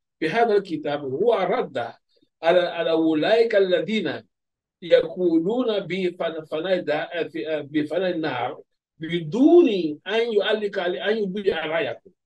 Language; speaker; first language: Arabic; non-native, fluent; Urdu